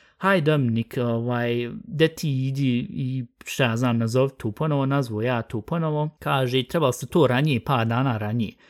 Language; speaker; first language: Bosnian; early bilingual, heritage; Bosnian